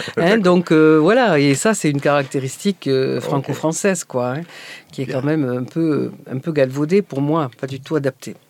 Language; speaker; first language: French; native; French